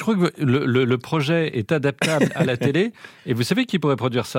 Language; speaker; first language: French; native; French